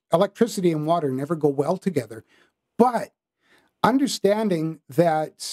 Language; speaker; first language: English; native; English